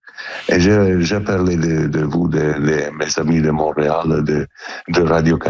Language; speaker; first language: French; non-native, learner; Italian